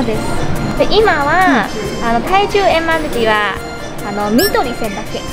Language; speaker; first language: Japanese; non-native, fluent; Chinese